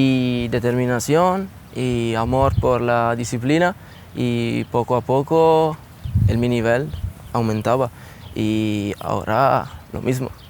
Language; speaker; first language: Spanish; non-native, learner; Italian